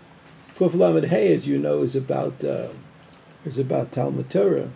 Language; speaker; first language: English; native; English